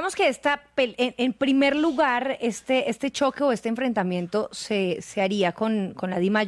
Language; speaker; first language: Spanish; native; Spanish